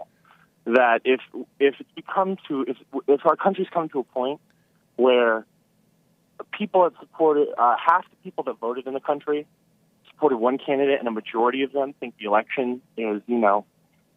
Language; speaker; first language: English; native; English